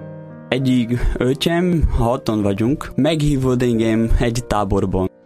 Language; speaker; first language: Hungarian; non-native, learner; Portuguese